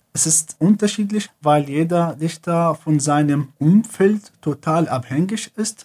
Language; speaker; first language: German; non-native, fluent; Arabic